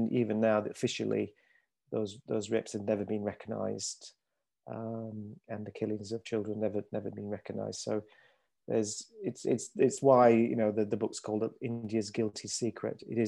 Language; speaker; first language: English; native; English